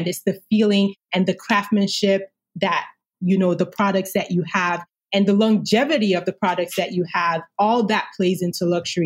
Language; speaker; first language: English; non-native, local second language; Yoruba